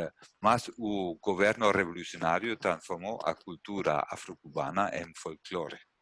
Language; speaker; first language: Portuguese; non-native, learner; German